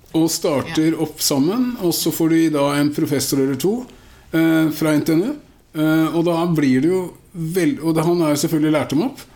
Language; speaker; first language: Norwegian; native; Norwegian